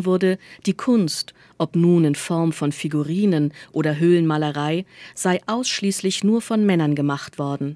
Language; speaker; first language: German; native; German